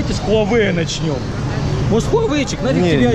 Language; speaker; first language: Russian; native; Russian